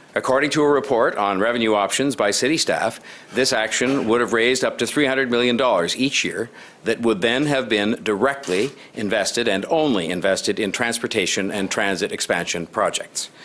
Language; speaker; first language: English; native; English